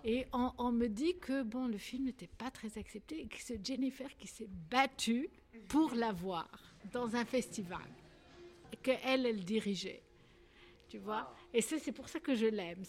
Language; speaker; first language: French; non-native, local second language; Arabic